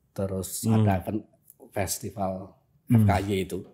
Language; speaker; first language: Indonesian; non-native, local second language; Javanese